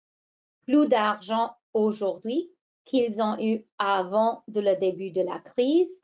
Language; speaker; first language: French; non-native, fluent; English